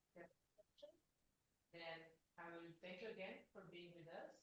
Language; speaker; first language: English; non-native, fluent; Slovenian